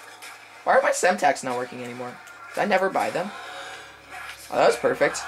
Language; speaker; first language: English; native; English